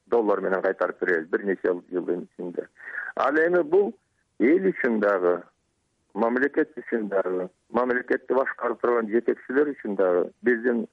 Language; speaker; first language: Kyrgyz; native; Kyrgyz